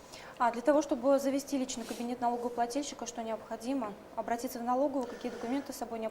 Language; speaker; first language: Russian; native; Russian